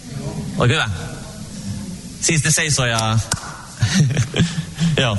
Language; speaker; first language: Finnish; early bilingual, heritage; Finnish